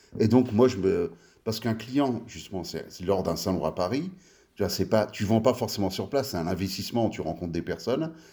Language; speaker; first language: French; early bilingual, other home language; Italian